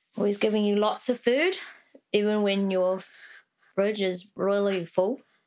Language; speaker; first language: English; early bilingual, other home language; Vietnamese